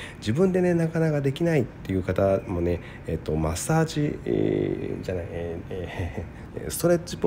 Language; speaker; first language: Japanese; native; Japanese